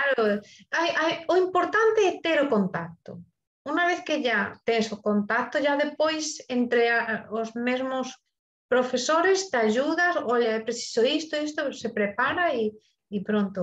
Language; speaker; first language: Portuguese; non-native, learner; Spanish